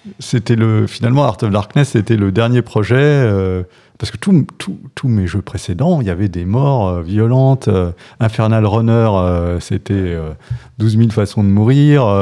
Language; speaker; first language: French; native; French